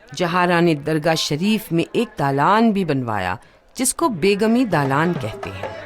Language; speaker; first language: Urdu; native; Urdu